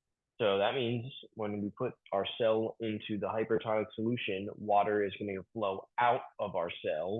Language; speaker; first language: English; native; English